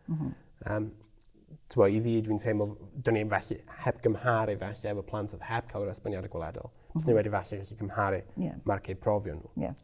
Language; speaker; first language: Welsh; native; Welsh